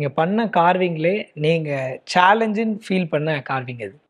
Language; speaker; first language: Tamil; native; Tamil